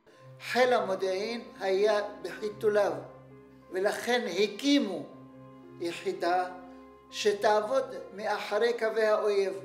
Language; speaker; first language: Hebrew; non-native, fluent; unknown